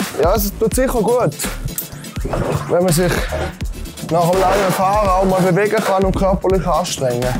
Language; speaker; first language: German; native; German